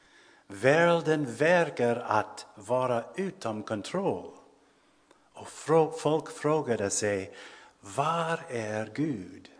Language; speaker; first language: Swedish; non-native, fluent; English